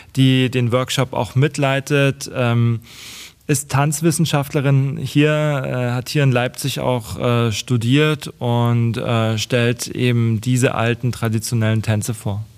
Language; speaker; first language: German; non-native, local second language; Upper Sorbian